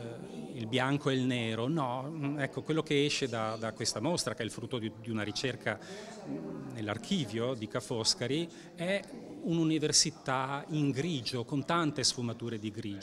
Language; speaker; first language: Italian; native; Italian